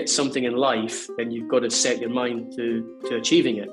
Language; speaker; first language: English; native; English